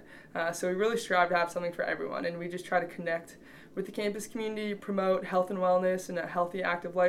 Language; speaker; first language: English; native; English